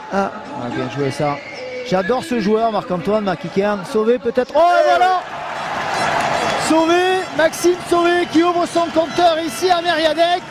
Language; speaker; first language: French; native; French